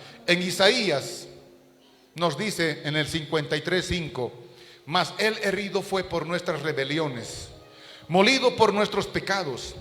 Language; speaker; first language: Spanish; native; Spanish